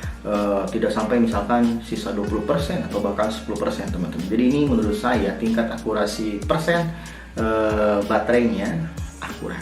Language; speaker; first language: Indonesian; native; Indonesian